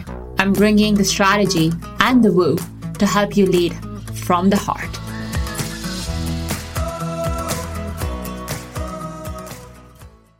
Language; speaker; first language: English; non-native, local second language; Hindi